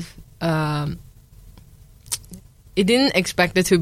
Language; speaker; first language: English; non-native, local second language; Cantonese